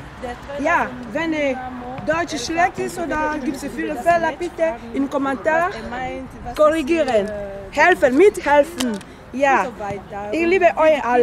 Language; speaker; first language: German; non-native, learner; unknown